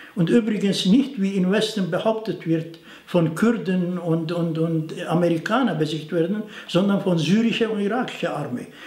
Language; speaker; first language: German; non-native, fluent; Turoyo